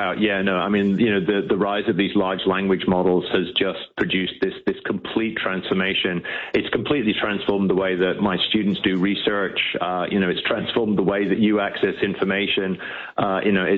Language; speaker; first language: English; native; English